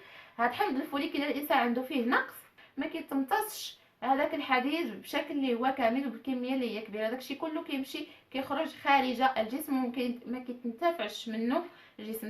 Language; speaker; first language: Arabic; native; Arabic